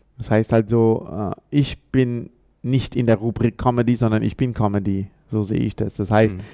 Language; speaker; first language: German; early bilingual, other home language; Amharic